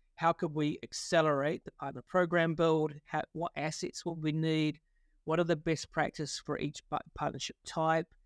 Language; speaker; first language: English; native; English